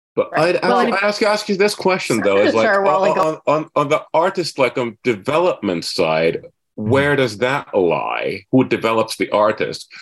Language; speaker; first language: English; non-native, fluent; Finnish